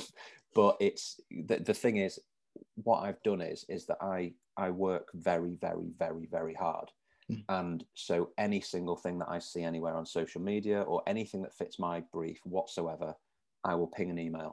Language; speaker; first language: English; native; English